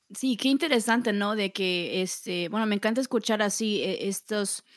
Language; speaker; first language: Spanish; early bilingual, heritage; Spanish